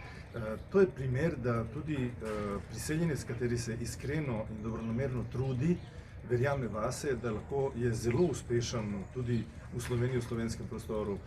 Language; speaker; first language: Slovenian; non-native, fluent; Serbian